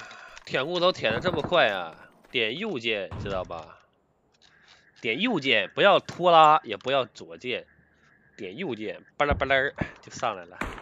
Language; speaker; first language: Chinese; native; Chinese